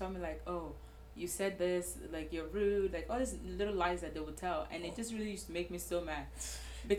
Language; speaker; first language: English; non-native, local second language; Yoruba